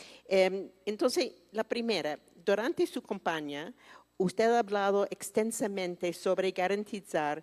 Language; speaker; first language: Spanish; non-native, fluent; English